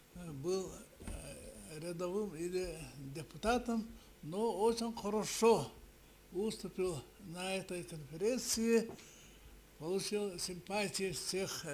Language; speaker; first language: Russian; non-native, local second language; Yakut